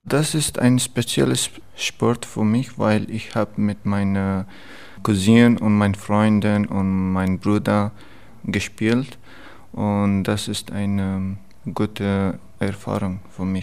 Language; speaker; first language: German; non-native, learner; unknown